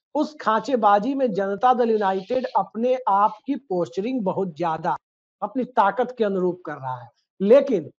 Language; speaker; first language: Hindi; native; Hindi